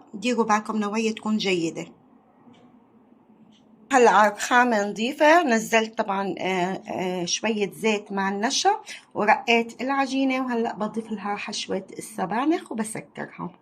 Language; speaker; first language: Arabic; native; Arabic